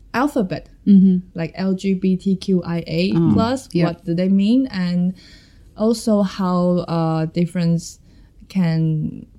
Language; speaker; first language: English; non-native, fluent; Chinese